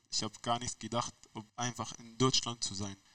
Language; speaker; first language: German; non-native, learner; Arabic